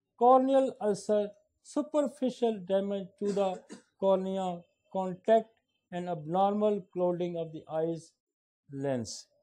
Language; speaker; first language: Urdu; non-native, local second language; Saraiki